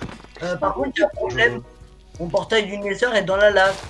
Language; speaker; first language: French; native; French